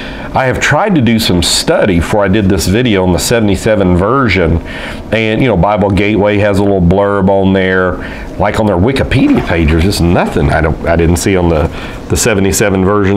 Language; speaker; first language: English; native; English